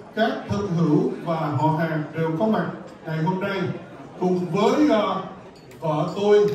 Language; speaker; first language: Vietnamese; early bilingual, heritage; Vietnamese